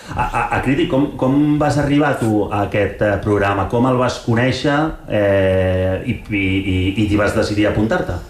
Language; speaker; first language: Catalan; native; Catalan